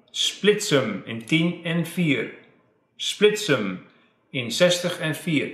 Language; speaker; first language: Dutch; native; Dutch